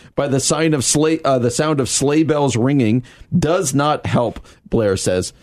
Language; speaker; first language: English; native; English